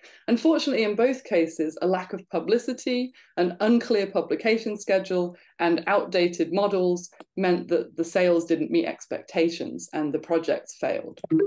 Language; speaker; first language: English; native; English